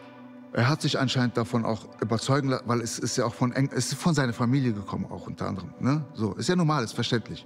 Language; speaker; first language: German; early bilingual, other home language; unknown